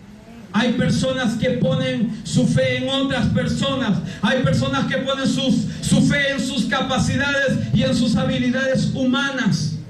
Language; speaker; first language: Spanish; native; Spanish